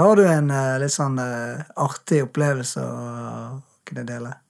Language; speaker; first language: Norwegian; native; Norwegian